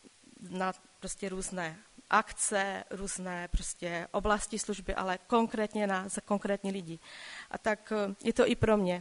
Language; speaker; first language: Czech; non-native, local second language; Polish